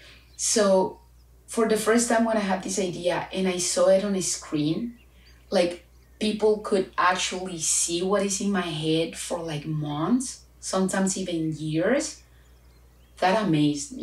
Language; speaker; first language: English; non-native, fluent; Spanish